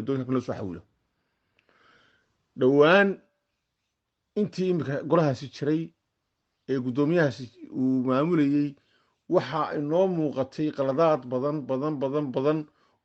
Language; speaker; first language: Somali; native; Somali